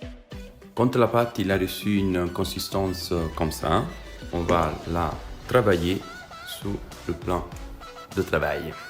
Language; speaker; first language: French; non-native, fluent; Italian